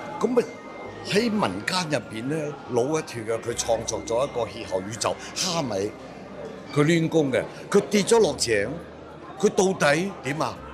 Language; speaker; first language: Cantonese; non-native, local second language; Hakka Chinese